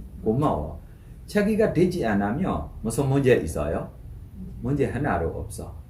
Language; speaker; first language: Korean; non-native, learner; Burmese